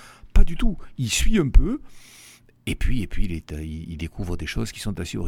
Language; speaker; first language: French; native; French